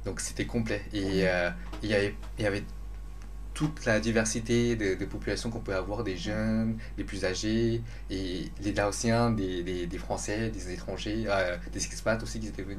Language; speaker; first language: French; non-native, fluent; Lao